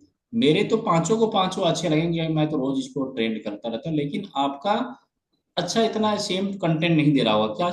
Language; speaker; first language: Hindi; native; Hindi